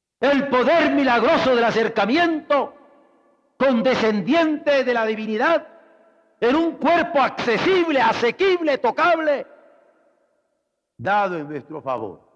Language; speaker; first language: Spanish; native; Spanish